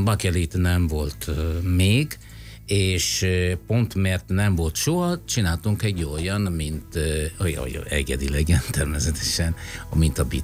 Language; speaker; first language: Hungarian; non-native, fluent; Italian